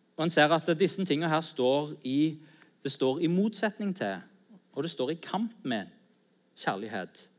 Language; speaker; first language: Norwegian; native; Norwegian